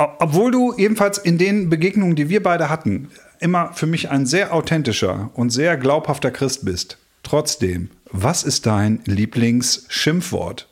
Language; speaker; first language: German; native; German